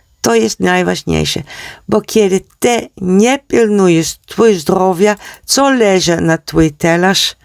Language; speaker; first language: Polish; non-native, learner; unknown